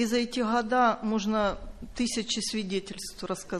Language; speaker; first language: Polish; non-native, learner; Russian